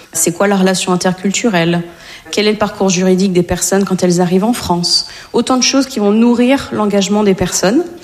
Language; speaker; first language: French; native; French